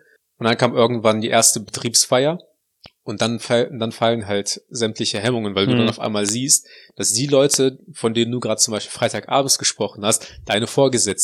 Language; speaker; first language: German; native; German